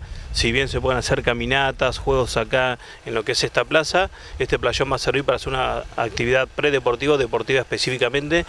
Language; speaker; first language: Spanish; native; Spanish